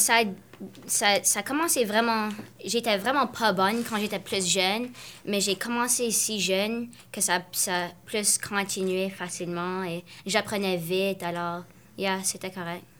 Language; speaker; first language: French; non-native, local second language; English